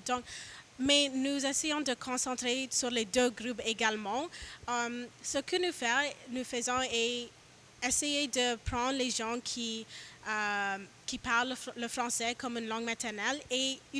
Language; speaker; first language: French; non-native, learner; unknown